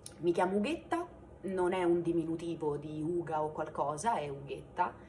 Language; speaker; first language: Italian; native; Italian